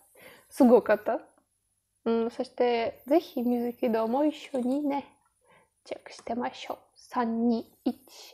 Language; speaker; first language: Japanese; non-native, learner; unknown